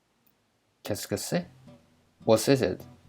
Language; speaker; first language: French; non-native, fluent; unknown